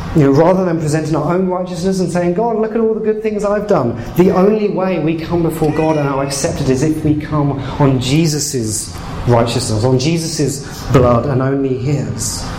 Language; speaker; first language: English; native; English